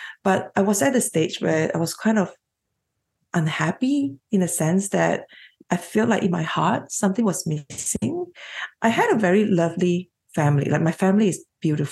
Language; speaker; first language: English; non-native, local second language; Cantonese